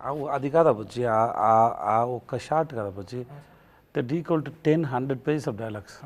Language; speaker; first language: Telugu; non-native, local second language; Tamil